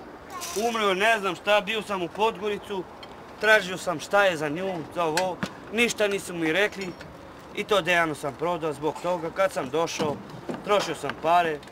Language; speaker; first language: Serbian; non-native, local second language; Romany